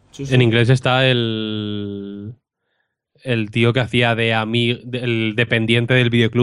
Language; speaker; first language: Spanish; native; Spanish